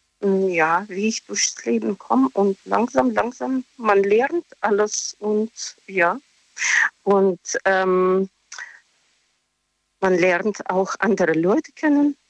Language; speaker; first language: German; non-native, learner; Russian